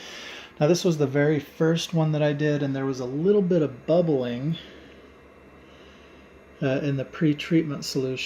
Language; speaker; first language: English; native; English